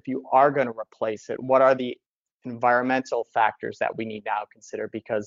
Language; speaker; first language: English; native; English